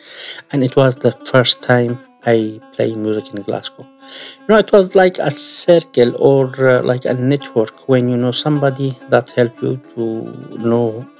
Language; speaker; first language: English; non-native, learner; Arabic